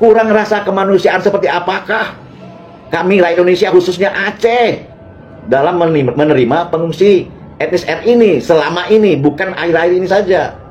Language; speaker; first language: Indonesian; native; Indonesian